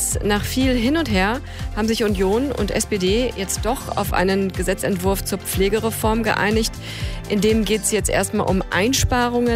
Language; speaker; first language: German; native; German